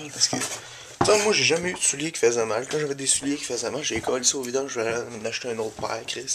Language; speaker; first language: French; native; French